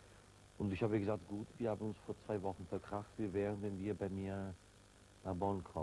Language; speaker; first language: German; non-native, fluent; Italian